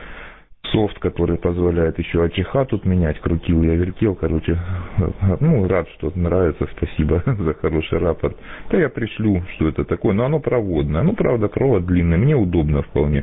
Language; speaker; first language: Russian; native; Russian